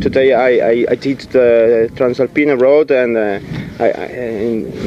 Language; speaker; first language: English; non-native, learner; Italian